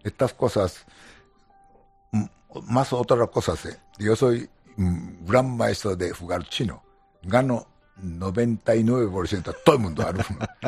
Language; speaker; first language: Spanish; non-native, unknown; Japanese